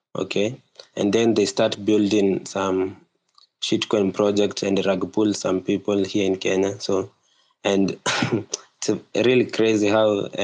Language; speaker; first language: English; non-native, local second language; Kikuyu